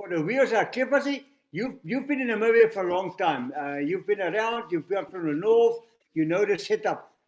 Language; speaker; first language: English; non-native, local second language; Afrikaans